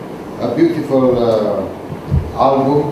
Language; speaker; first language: English; non-native, learner; Romanian